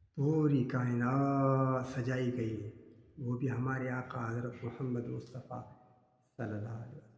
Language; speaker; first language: Urdu; non-native, local second language; Sindhi